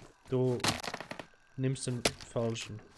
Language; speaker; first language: German; native; German